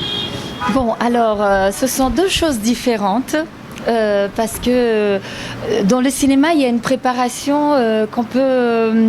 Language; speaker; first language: French; non-native, fluent; Italian